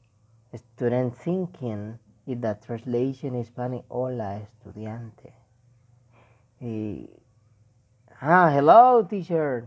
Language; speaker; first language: English; non-native, learner; Spanish